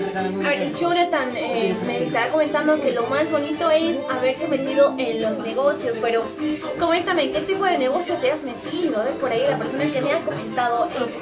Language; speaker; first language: Spanish; native; Spanish